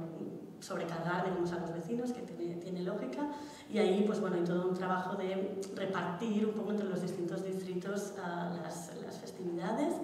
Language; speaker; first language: Spanish; native; Spanish